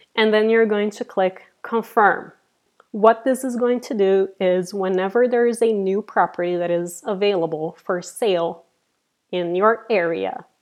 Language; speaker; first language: English; non-native, fluent; Portuguese